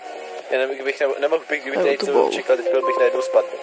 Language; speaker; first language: Czech; native; Czech